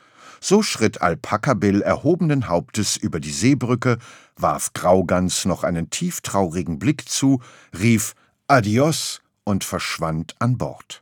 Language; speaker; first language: German; native; German